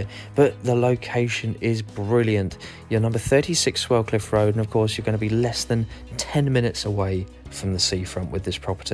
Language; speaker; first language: English; native; English